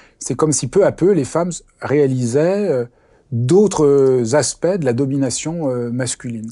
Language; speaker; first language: French; native; French